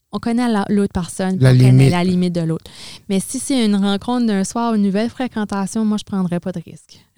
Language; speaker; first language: French; native; French